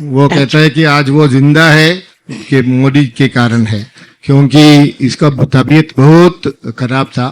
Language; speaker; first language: Hindi; non-native, local second language; Malayalam